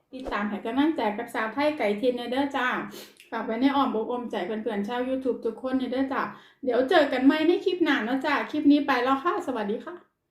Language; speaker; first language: Thai; native; Thai